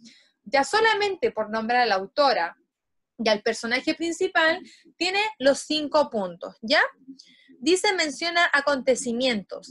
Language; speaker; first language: Spanish; native; Spanish